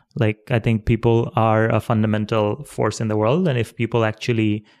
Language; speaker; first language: English; non-native, local second language; Bangla